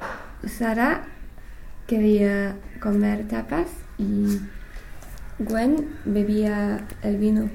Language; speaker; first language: Spanish; non-native, learner; English